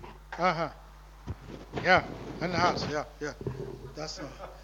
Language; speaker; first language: German; non-native, learner; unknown